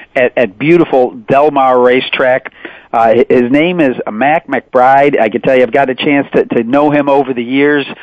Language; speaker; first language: English; native; English